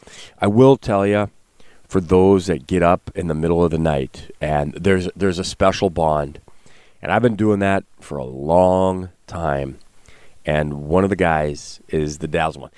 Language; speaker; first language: English; native; English